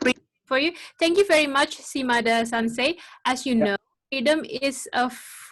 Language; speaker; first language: English; non-native, local second language; Indonesian